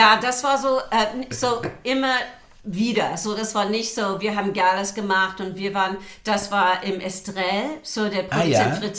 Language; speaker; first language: German; non-native, fluent; English